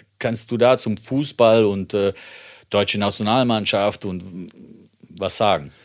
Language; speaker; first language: German; early bilingual, other home language; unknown